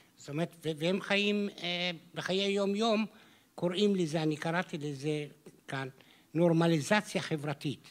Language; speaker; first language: Hebrew; non-native, local second language; Arabic